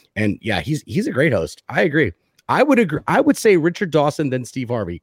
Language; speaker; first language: English; native; English